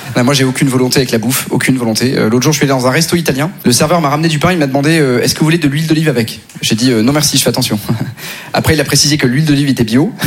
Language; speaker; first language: French; native; French